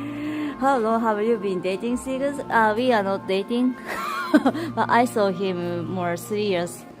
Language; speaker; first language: English; non-native, learner; Japanese